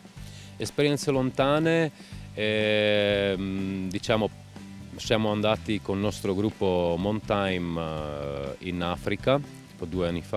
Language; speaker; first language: Italian; non-native, fluent; Czech